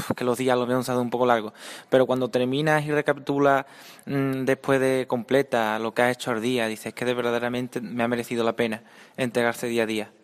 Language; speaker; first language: Spanish; native; Spanish